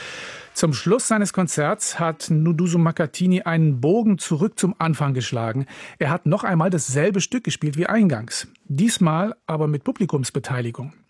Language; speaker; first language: German; native; German